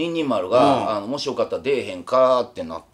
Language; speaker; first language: Japanese; native; Japanese